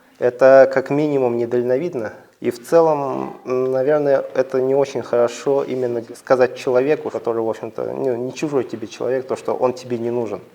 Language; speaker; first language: Russian; native; Russian